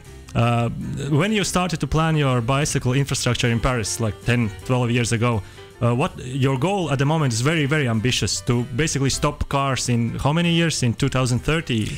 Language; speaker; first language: English; non-native, fluent; Latvian